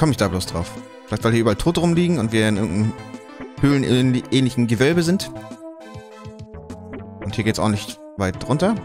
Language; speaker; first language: German; native; German